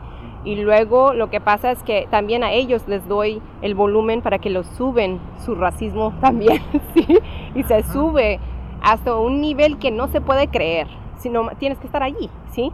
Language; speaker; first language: Spanish; early bilingual, heritage; English